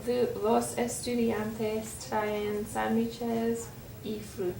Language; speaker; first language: Spanish; non-native, learner; English